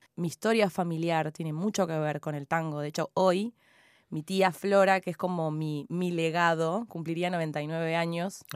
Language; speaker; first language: Spanish; native; Spanish